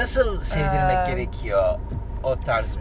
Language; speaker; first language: Turkish; native; Turkish